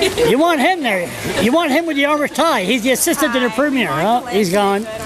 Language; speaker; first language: English; non-native, local second language; French